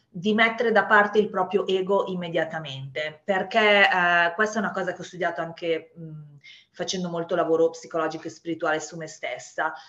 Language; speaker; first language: Italian; native; Italian